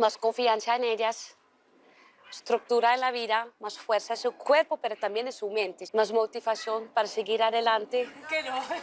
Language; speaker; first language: Spanish; non-native, learner; Dutch